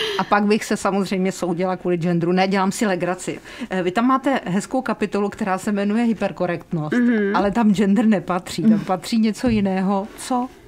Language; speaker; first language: Czech; native; Czech